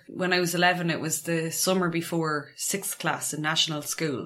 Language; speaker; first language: English; native; English